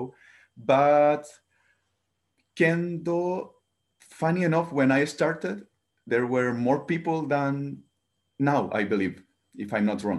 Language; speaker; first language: English; non-native, learner; Spanish